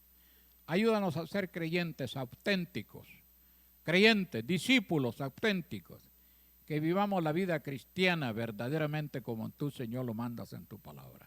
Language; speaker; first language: Spanish; native; Spanish